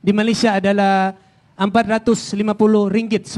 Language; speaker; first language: Indonesian; non-native, fluent; Filipino